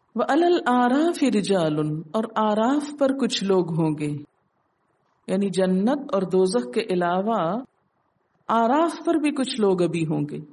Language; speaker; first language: Urdu; native; Urdu